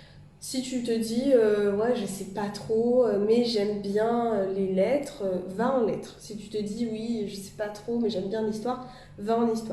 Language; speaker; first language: French; native; French